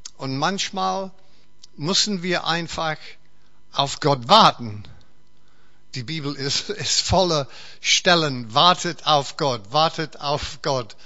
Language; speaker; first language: German; non-native, fluent; English